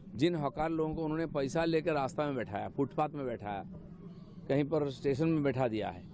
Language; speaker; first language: Hindi; non-native, local second language; Bangla